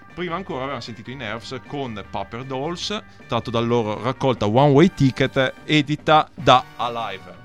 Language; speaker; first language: Italian; native; Italian